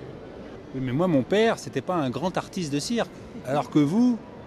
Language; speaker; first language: French; native; French